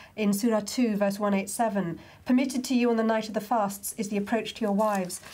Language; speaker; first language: English; native; English